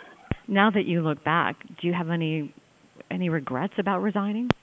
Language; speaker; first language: English; native; English